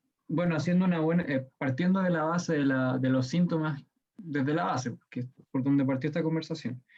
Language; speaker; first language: Spanish; native; Spanish